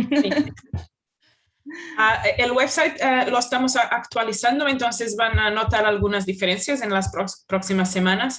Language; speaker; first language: Spanish; non-native, fluent; Portuguese